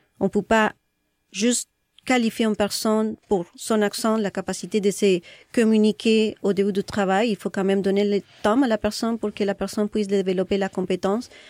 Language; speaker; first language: French; non-native, fluent; Spanish